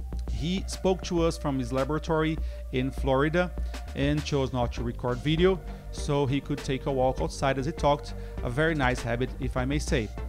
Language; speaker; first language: English; non-native, fluent; Portuguese